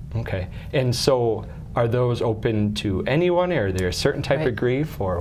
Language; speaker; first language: English; native; English